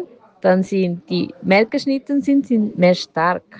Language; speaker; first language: German; non-native, learner; Spanish